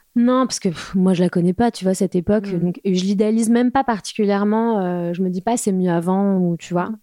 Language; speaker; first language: French; native; French